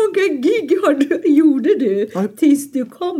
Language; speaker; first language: Swedish; non-native, fluent; Persian